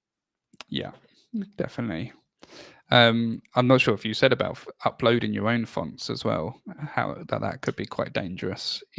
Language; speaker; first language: English; native; English